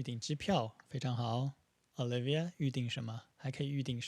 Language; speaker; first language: Chinese; native; Chinese